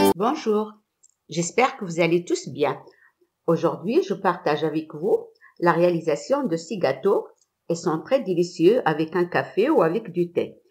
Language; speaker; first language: French; non-native, local second language; Arabic